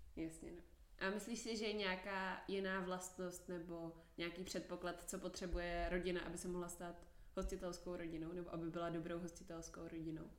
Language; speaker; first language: Czech; native; Czech